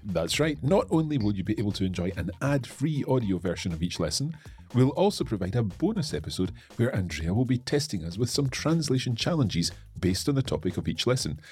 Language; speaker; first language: English; native; English